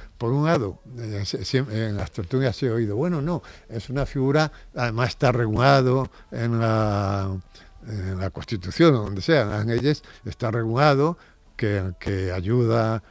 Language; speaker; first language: Spanish; native; Spanish